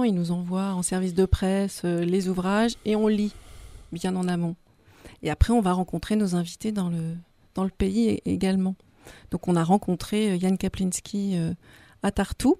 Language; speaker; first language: French; native; French